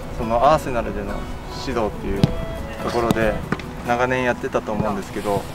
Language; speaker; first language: Japanese; native; Japanese